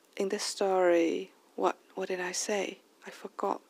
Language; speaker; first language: English; non-native, fluent; Chinese